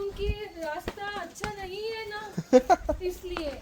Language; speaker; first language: Hindi; non-native, local second language; Kannada